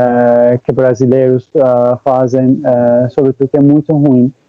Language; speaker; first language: Portuguese; non-native, learner; Turkish